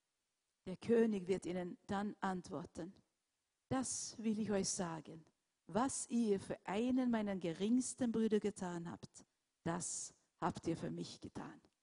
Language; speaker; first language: German; non-native, fluent; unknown